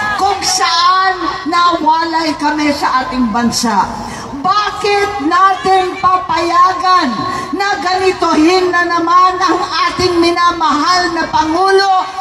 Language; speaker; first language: Filipino; non-native, local second language; Cebuano